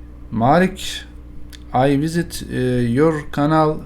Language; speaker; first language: English; non-native, learner; Turkish